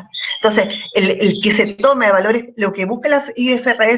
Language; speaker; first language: Spanish; native; Spanish